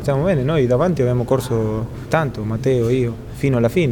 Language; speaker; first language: Italian; non-native, fluent; Spanish